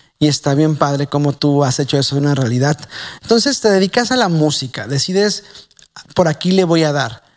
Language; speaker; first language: Spanish; native; Spanish